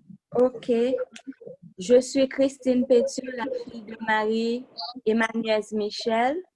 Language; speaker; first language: French; non-native, local second language; Haitian Creole